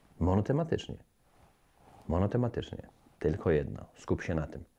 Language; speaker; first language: Polish; native; Polish